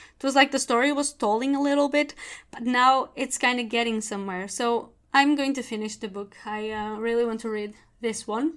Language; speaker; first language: English; non-native, fluent; Portuguese